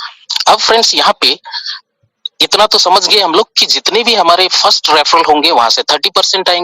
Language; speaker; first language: Hindi; native; Hindi